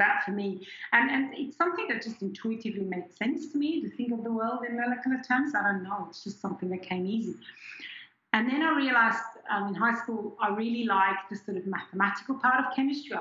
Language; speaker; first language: English; non-native, fluent; German